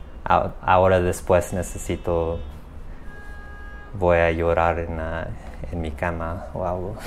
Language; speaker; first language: Spanish; non-native, learner; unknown